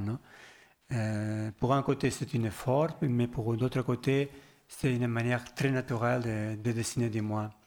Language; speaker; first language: French; non-native, learner; Spanish